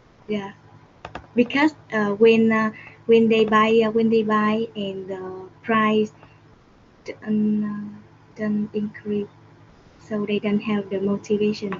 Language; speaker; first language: English; non-native, learner; Vietnamese